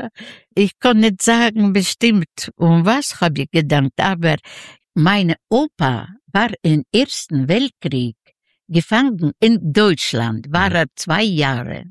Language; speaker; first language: German; non-native, learner; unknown